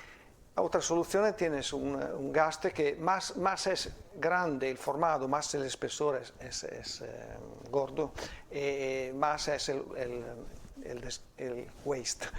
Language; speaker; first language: Spanish; non-native, fluent; Italian